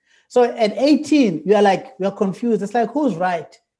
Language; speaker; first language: English; non-native, local second language; Xhosa